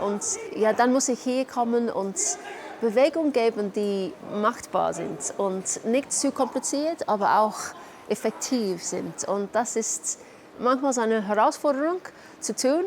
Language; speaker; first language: German; non-native, fluent; English